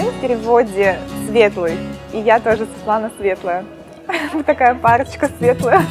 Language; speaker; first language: Russian; native; Russian